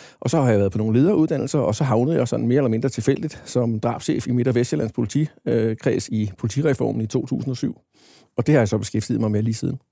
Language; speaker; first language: Danish; native; Danish